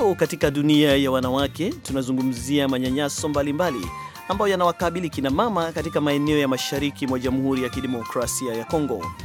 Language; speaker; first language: Swahili; non-native, local second language; Kikuyu